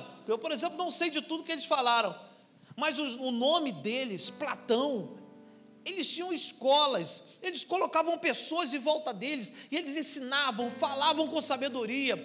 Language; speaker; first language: Portuguese; native; Portuguese